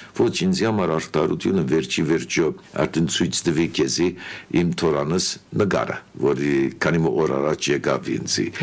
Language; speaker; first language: Armenian; early bilingual, heritage; Armenian